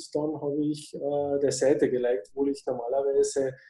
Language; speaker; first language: German; native; German